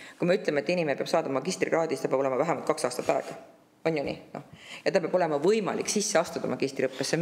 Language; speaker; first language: Estonian; native; Estonian